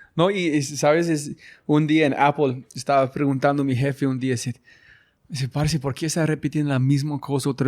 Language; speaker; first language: Spanish; non-native, fluent; English